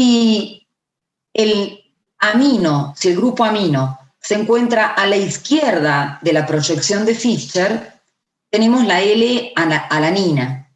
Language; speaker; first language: Spanish; native; Spanish